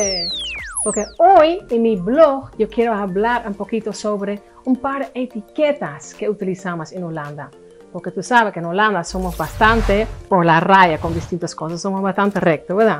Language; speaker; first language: Spanish; non-native, fluent; Dutch